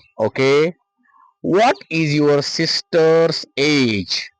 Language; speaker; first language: English; non-native, local second language; Marathi